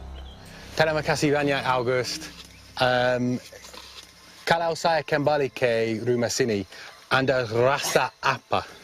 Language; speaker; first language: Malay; non-native, learner; English